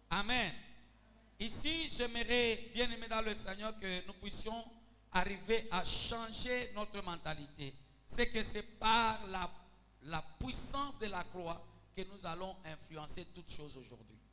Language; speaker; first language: French; non-native, local second language; Swahili